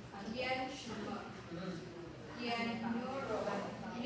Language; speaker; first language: Chinese; non-native, learner; Filipino